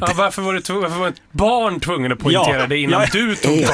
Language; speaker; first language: Swedish; native; Swedish